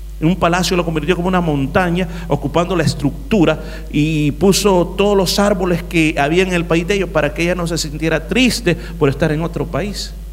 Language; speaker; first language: Spanish; native; Spanish